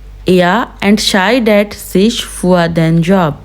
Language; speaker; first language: German; non-native, fluent; Urdu